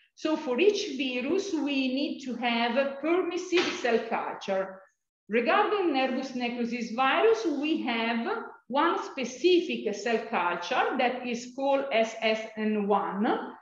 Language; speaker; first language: English; non-native, fluent; Italian